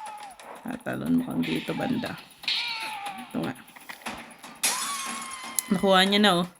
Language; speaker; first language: Filipino; native; Filipino